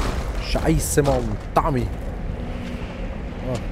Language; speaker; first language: German; native; German